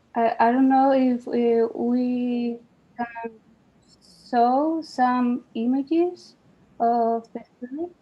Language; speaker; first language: English; non-native, learner; Spanish